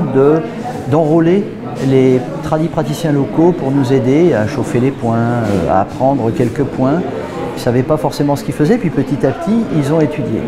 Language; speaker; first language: French; native; French